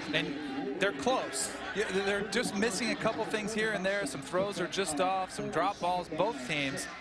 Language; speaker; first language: English; native; English